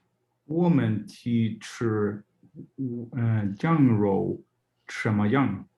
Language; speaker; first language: Chinese; non-native, learner; English